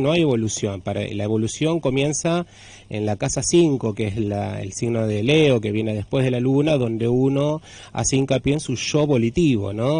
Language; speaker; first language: Spanish; native; Spanish